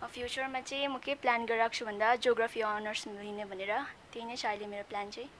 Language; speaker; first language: Nepali; native; Nepali